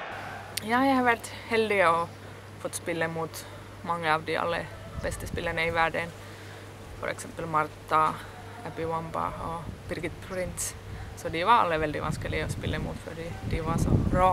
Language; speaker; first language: Norwegian; non-native, fluent; Finnish